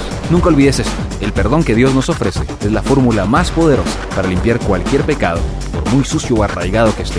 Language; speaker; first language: Spanish; native; Spanish